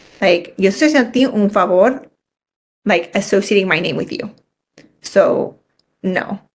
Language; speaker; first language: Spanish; early bilingual, heritage; Spanish